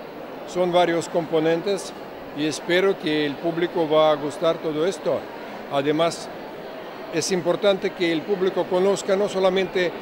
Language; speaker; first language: Spanish; non-native, fluent; Russian